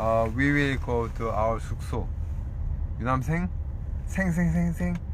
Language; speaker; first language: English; non-native, learner; Korean